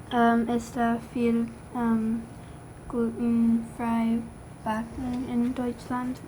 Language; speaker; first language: German; non-native, learner; English